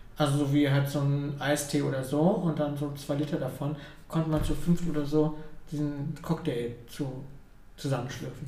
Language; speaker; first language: German; early bilingual, other home language; Ukrainian